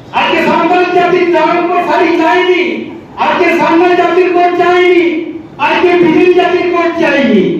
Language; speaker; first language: Bangla; non-native, local second language; Santali